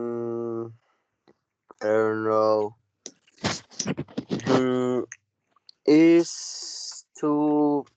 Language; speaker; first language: English; non-native, learner; Spanish